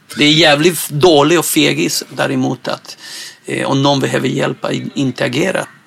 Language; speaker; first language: Swedish; non-native, fluent; Spanish